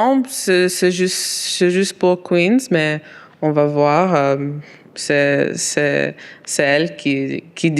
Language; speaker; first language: French; non-native, local second language; English